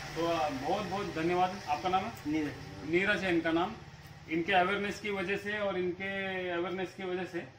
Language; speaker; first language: Hindi; non-native, local second language; Urdu